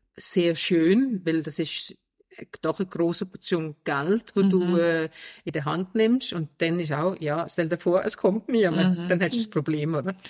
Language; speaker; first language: German; non-native, fluent; Danish